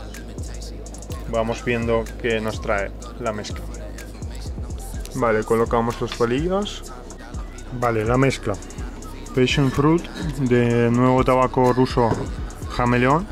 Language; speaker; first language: Spanish; native; Spanish